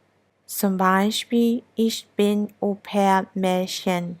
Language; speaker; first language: German; non-native, fluent; Burmese